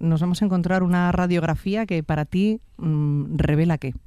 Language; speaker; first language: Spanish; native; Spanish